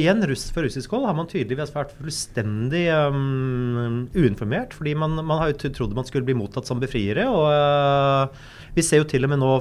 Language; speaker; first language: Norwegian; native; Norwegian